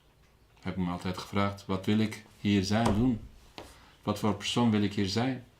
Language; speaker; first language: Dutch; non-native, fluent; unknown